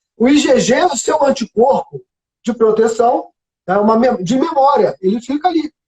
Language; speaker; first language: Portuguese; native; Portuguese